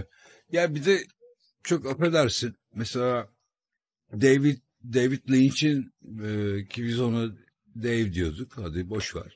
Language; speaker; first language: Turkish; native; Turkish